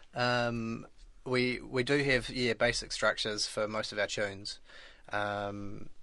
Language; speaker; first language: English; native; English